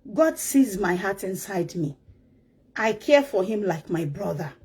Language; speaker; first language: English; non-native, local second language; Yoruba